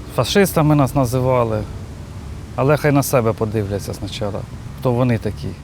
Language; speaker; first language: Ukrainian; native; Ukrainian